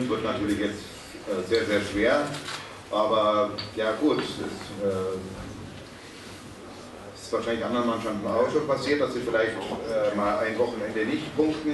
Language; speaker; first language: German; native; German